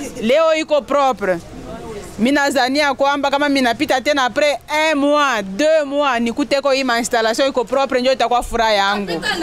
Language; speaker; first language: Swahili; native; Swahili